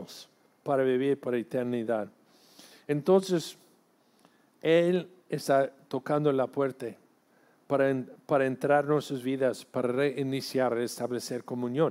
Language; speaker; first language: Spanish; non-native, fluent; English